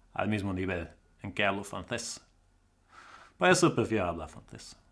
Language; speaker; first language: Spanish; non-native, fluent; German